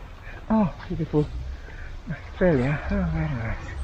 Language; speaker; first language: English; non-native, fluent; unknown